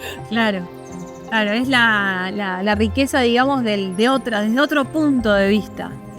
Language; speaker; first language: Spanish; native; Spanish